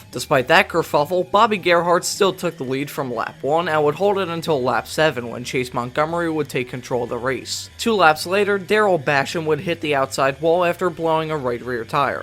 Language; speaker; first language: English; native; English